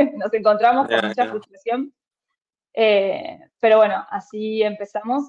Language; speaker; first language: Spanish; native; Spanish